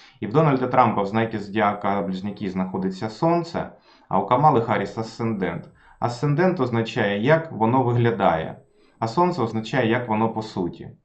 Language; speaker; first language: Ukrainian; non-native, local second language; Russian